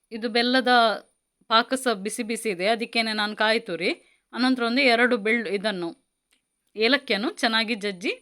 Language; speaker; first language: Kannada; non-native, local second language; Tulu